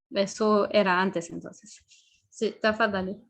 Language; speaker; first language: Spanish; non-native, fluent; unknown